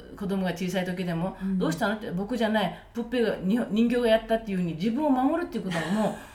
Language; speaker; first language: Japanese; native; Japanese